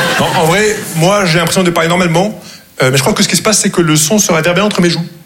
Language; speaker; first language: French; non-native, local second language; Arabic